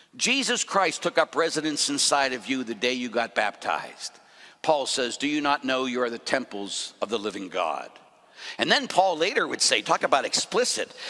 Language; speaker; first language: English; native; English